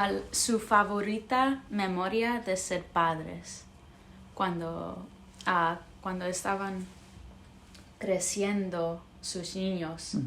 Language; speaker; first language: Spanish; early bilingual, heritage; English